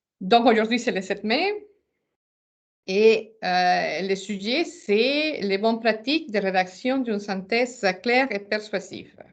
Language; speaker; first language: French; non-native, fluent; Spanish